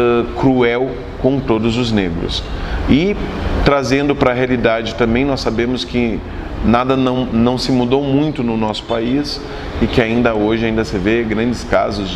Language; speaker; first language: Portuguese; native; Portuguese